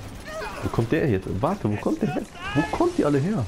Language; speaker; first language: German; native; German